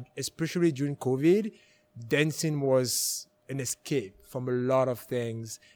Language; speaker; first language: English; non-native, local second language; French